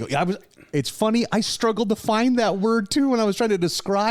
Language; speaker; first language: English; native; English